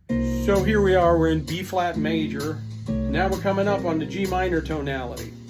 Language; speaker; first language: English; native; English